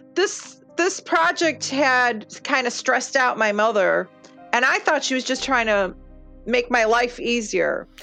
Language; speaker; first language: English; early bilingual, other home language; Lithuanian